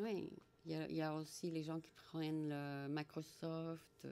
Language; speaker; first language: French; native; French